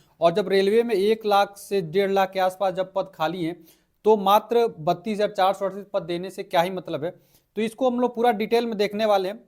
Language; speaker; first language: Hindi; native; Hindi